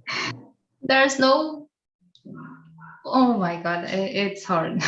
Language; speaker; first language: English; non-native, learner; Portuguese